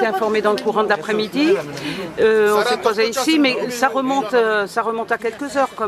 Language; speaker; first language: French; native; French